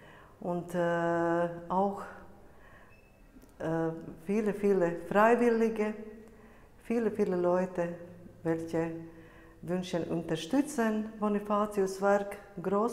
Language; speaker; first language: German; non-native, learner; Latvian